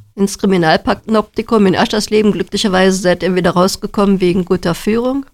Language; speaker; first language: German; native; German